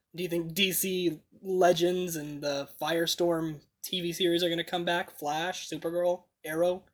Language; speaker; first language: English; native; English